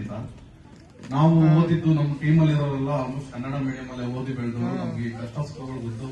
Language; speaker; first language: Kannada; native; Kannada